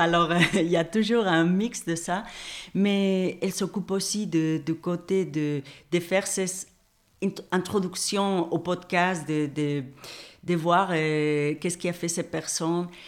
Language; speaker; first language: French; non-native, fluent; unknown